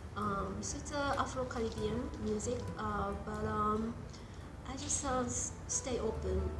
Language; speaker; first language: English; non-native, fluent; Japanese